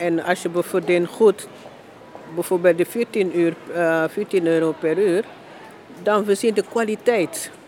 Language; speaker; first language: Dutch; non-native, learner; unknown